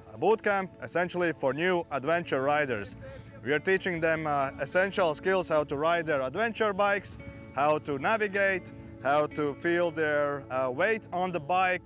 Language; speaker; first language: English; non-native, fluent; Latvian